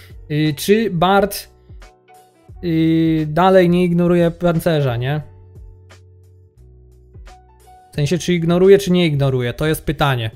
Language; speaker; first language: Polish; native; Polish